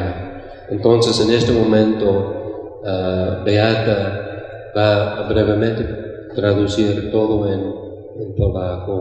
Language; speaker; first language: Spanish; non-native, fluent; English